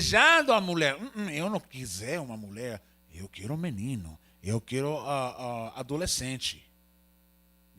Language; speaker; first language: Portuguese; non-native, learner; Spanish